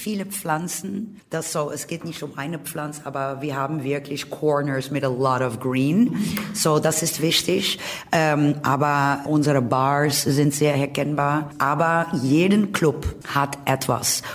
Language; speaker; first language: German; non-native, learner; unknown